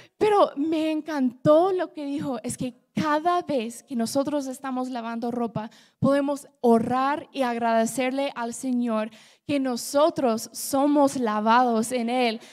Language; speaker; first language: Spanish; non-native, fluent; English